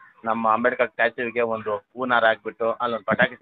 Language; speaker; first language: Kannada; native; Kannada